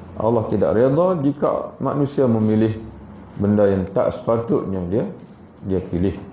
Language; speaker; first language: Malay; native; Malay